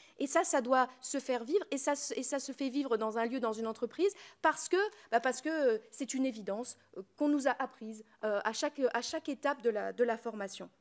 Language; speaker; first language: French; native; French